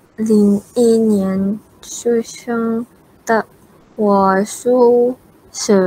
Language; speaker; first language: Chinese; non-native, learner; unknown